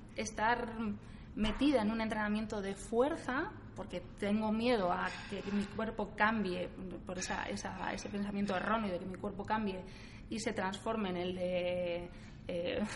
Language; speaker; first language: Spanish; native; Spanish